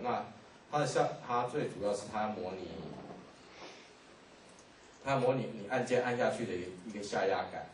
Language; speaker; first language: Chinese; native; Chinese